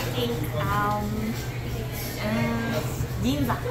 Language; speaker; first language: English; non-native, learner; Japanese